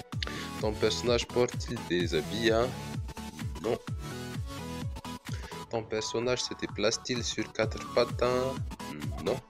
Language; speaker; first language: French; non-native, local second language; Malagasy